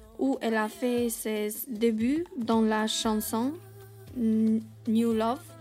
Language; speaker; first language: French; non-native, learner; Albanian